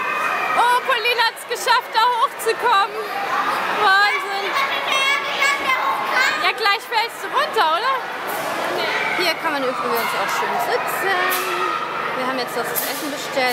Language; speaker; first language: German; native; German